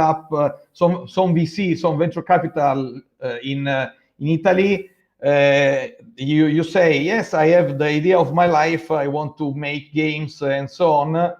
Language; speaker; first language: English; non-native, fluent; Italian